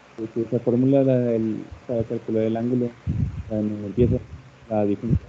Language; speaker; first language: Spanish; native; Spanish